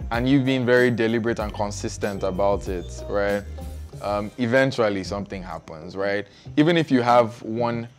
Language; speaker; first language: English; non-native, local second language; Yoruba